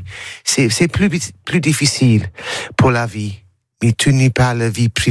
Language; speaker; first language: French; non-native, learner; English